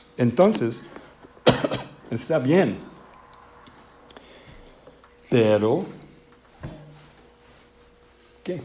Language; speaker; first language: Spanish; non-native, fluent; English